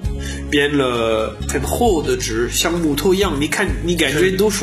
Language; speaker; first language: Chinese; non-native, learner; French